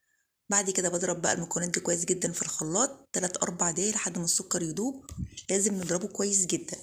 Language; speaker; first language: Arabic; native; Arabic